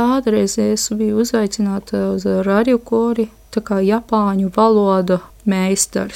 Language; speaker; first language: Latvian; non-native, learner; Japanese